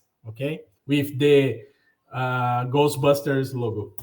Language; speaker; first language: English; non-native, learner; Portuguese